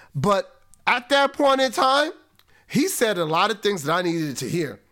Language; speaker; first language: English; native; English